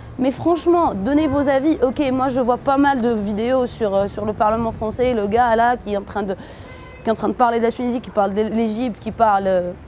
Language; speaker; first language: French; non-native, local second language; Arabic